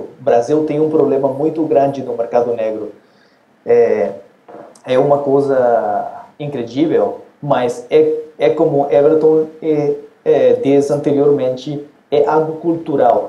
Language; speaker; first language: Portuguese; non-native, fluent; Spanish